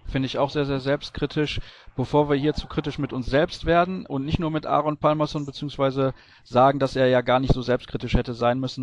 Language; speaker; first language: German; native; German